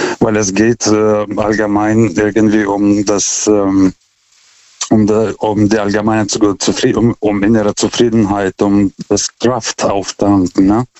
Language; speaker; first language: German; non-native, fluent; Lithuanian